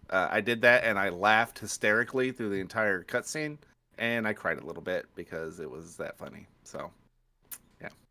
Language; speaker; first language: English; native; English